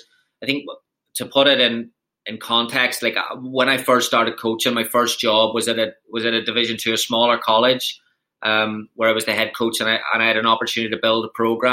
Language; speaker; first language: English; native; English